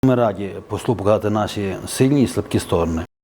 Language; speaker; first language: Ukrainian; native; Ukrainian